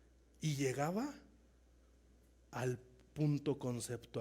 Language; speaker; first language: Spanish; native; Spanish